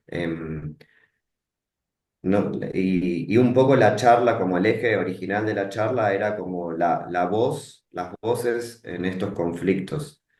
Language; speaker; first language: Spanish; native; Spanish